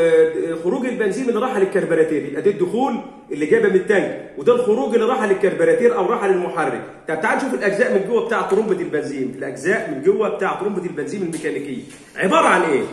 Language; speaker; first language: Arabic; native; Arabic